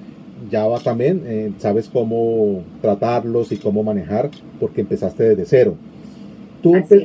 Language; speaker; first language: Spanish; native; Spanish